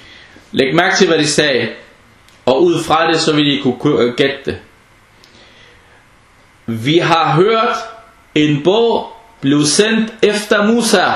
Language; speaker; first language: Danish; non-native, fluent; Arabic